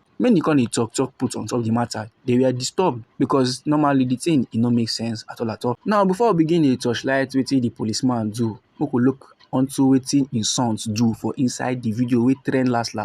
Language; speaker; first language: Nigerian Pidgin; native; Nigerian Pidgin